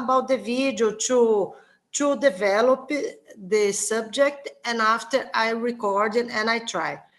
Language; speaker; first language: English; non-native, learner; Portuguese